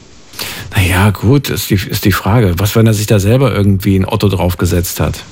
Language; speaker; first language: German; native; German